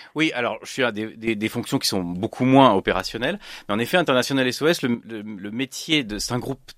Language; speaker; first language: French; native; French